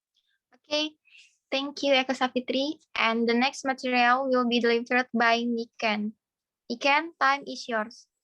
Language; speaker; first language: English; non-native, fluent; Indonesian